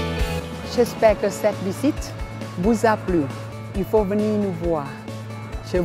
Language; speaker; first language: French; non-native, learner; Thai